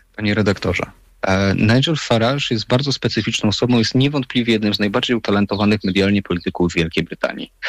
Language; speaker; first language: Polish; native; Polish